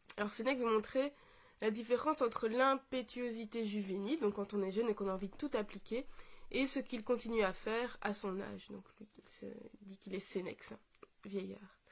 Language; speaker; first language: French; native; French